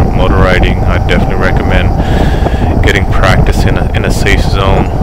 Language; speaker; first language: English; native; English